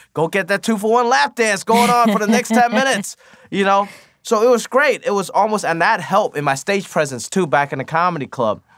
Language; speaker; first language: English; early bilingual, other home language; Cantonese